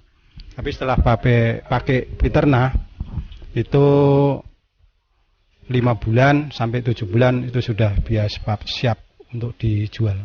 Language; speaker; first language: Indonesian; non-native, local second language; Javanese